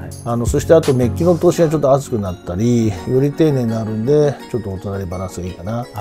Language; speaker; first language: Japanese; native; Japanese